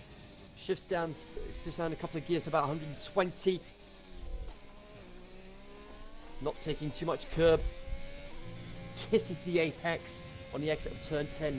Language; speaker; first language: English; native; English